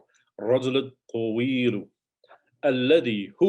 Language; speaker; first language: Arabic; non-native, fluent; English